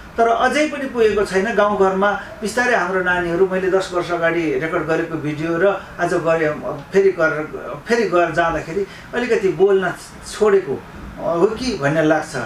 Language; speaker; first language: Nepali; non-native, local second language; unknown